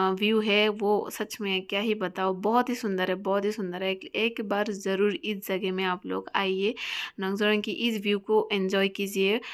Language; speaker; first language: Hindi; non-native, local second language; Bangla